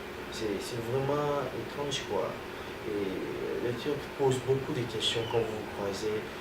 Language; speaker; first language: French; non-native, local second language; Lingala